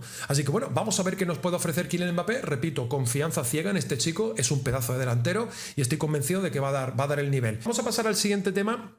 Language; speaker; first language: Spanish; native; Spanish